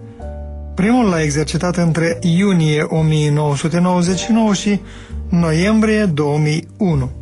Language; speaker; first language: Romanian; native; Romanian